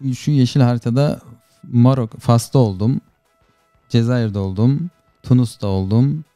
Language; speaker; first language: Turkish; native; Turkish